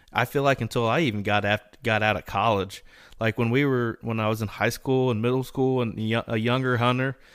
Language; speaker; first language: English; native; English